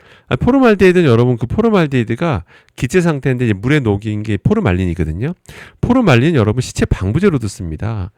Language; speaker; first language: Korean; native; Korean